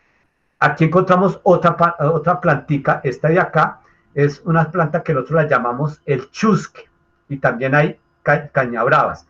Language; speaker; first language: Spanish; native; Spanish